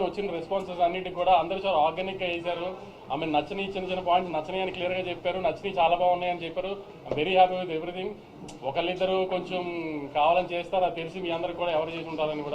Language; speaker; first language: Telugu; native; Telugu